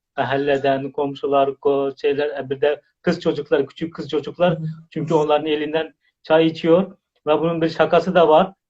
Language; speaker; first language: Turkish; non-native, fluent; Uzbek